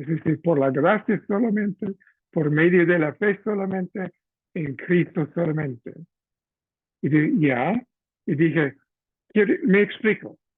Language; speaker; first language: Spanish; non-native, fluent; English